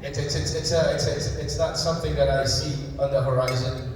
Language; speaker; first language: English; non-native, local second language; Filipino